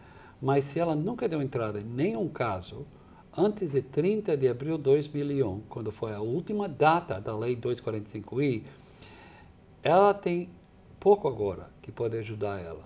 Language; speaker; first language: Portuguese; non-native, fluent; English